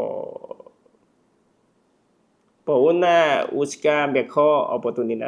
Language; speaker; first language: Spanish; non-native, learner; Chinese